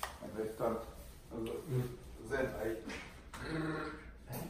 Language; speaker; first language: English; non-native, learner; Russian